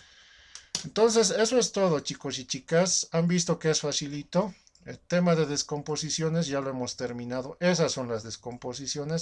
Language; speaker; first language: Spanish; native; Spanish